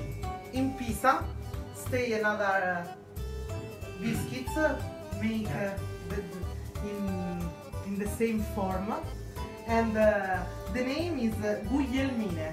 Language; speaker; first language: English; non-native, learner; Italian